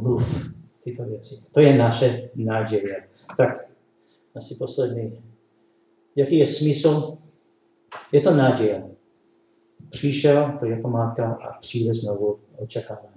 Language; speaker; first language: Czech; non-native, learner; English